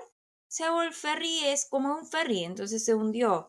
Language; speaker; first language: Spanish; non-native, fluent; Korean